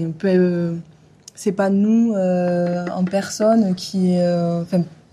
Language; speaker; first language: French; native; French